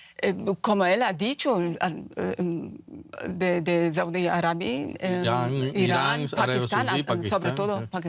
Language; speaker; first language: Spanish; non-native, fluent; Persian